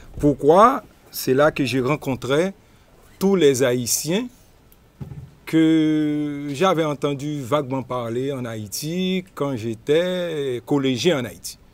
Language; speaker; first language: French; non-native, local second language; Haitian Creole